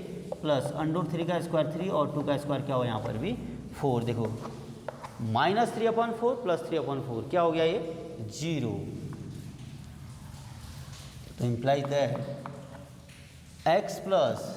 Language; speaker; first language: Hindi; native; Hindi